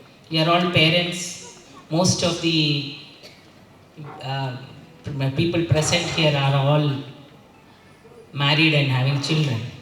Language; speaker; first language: English; non-native, local second language; Malayalam